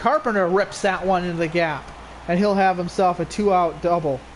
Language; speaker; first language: English; native; English